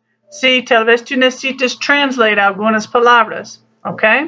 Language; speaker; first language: Spanish; non-native, learner; English